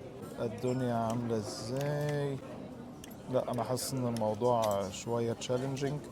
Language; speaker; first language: Arabic; native; Arabic